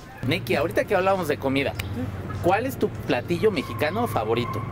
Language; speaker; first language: Spanish; native; Spanish